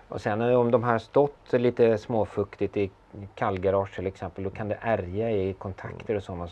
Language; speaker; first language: Swedish; native; Swedish